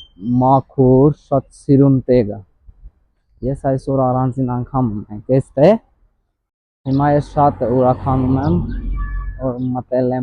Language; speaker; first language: Armenian; non-native, learner; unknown